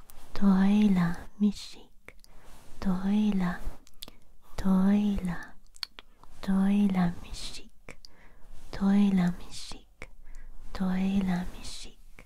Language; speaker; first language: Vietnamese; non-native, learner; English